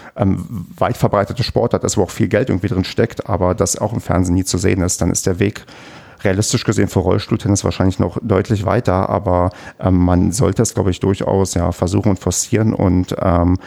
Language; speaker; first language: German; native; German